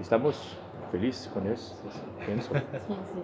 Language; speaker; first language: Spanish; non-native, fluent; French